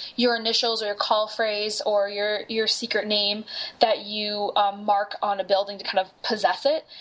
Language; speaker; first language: English; native; English